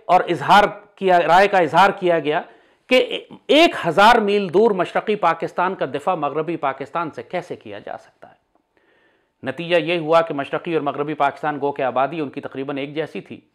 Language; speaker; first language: Urdu; native; Urdu